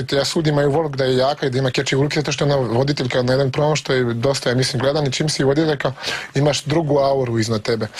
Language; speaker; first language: Bosnian; early bilingual, heritage; Serbian